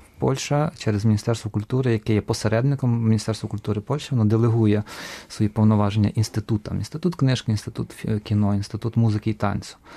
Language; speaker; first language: Ukrainian; native; Ukrainian